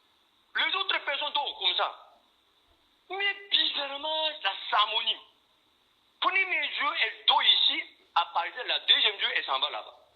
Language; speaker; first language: French; non-native, fluent; Korean